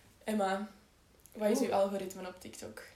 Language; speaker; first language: Dutch; native; Dutch